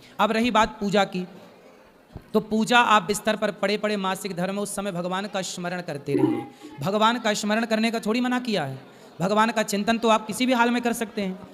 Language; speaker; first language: Hindi; native; Hindi